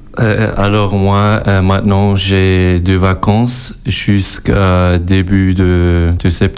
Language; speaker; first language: French; non-native, local second language; German